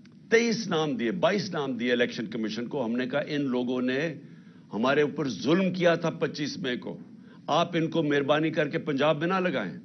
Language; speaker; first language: Urdu; native; Urdu